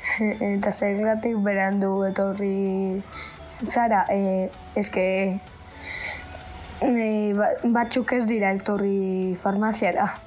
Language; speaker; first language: Basque; non-native, local second language; Spanish